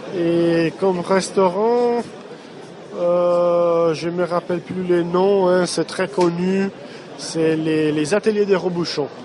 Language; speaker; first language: French; non-native, fluent; Italian